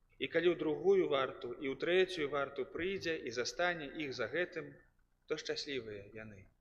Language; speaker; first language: Belarusian; native; Belarusian